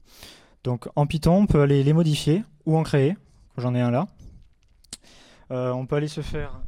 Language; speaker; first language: French; native; French